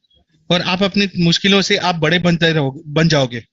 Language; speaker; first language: Hindi; native; Hindi